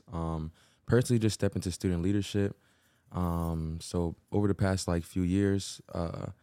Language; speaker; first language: English; early bilingual, other home language; Haitian Creole